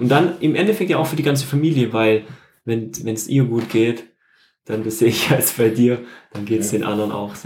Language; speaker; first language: German; native; German